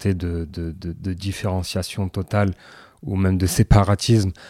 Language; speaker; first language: French; native; French